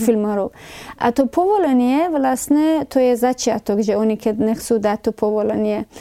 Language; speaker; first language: Slovak; non-native, fluent; Persian